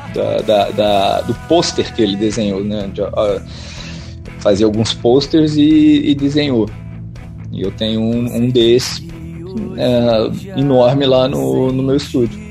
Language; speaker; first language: Portuguese; native; Portuguese